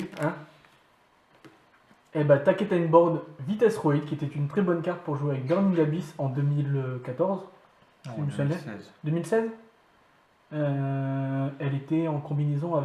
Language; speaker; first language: French; native; French